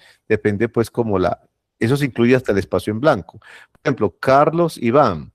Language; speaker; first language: Spanish; native; Spanish